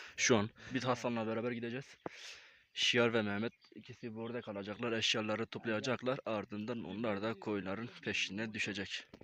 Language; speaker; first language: Turkish; non-native, local second language; Kurdish